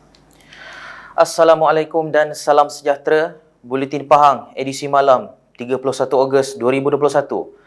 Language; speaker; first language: Malay; native; Malay